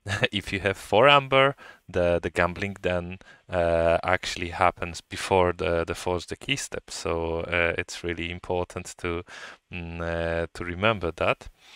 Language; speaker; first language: English; non-native, fluent; Polish